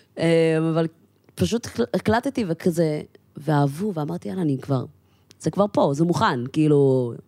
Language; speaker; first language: Hebrew; early bilingual, other home language; Amharic